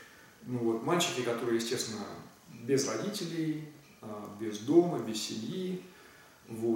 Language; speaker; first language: Russian; native; Russian